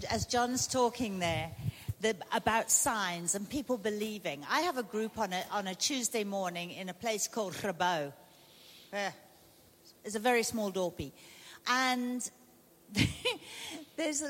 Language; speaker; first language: English; native; English